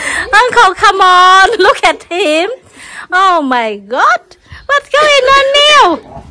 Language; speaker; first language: English; non-native, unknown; Vietnamese